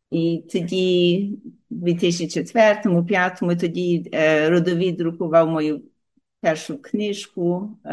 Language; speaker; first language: Ukrainian; early bilingual, heritage; Ukrainian